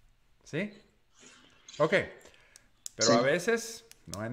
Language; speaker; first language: Spanish; non-native, learner; English